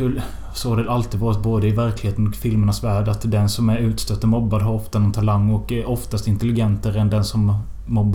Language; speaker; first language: Swedish; native; Swedish